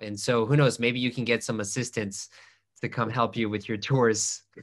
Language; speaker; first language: English; native; English